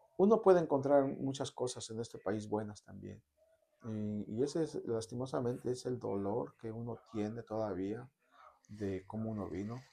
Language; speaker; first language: Spanish; native; Spanish